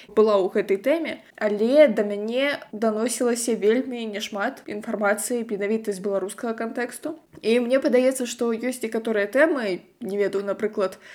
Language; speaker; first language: Belarusian; non-native, local second language; Russian